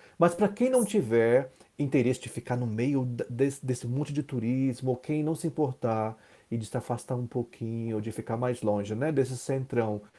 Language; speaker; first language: Portuguese; native; Portuguese